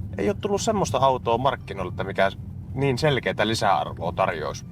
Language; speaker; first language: Finnish; native; Finnish